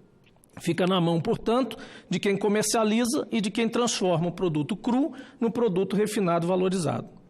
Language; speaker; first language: Portuguese; native; Portuguese